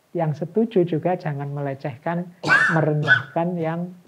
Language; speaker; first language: Indonesian; non-native, local second language; Javanese